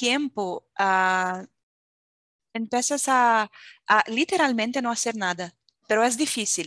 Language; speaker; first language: Spanish; non-native, fluent; Portuguese